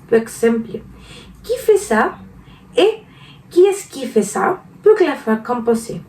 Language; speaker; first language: French; non-native, learner; Spanish